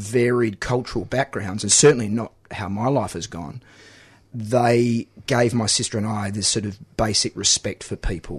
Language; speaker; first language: English; native; English